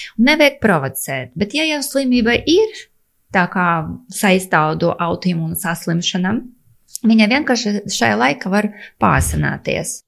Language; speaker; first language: Latvian; non-native, local second language; Russian